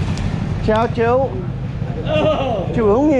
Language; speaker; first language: Vietnamese; non-native, learner; English